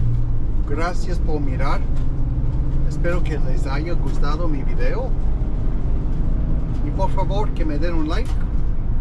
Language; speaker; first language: Spanish; non-native, fluent; English